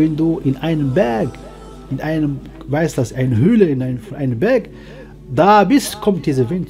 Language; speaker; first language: German; non-native, learner; Arabic